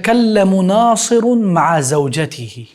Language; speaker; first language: Arabic; non-native, fluent; Urdu